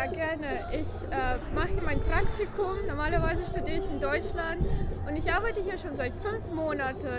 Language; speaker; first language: German; non-native, fluent; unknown